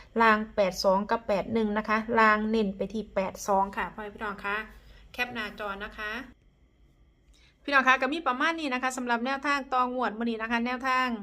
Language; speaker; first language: Thai; non-native, local second language; Northeastern Thai